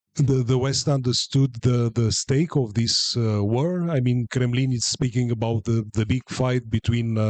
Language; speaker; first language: English; non-native, fluent; Romanian